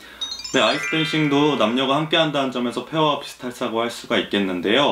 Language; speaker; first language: Korean; native; Korean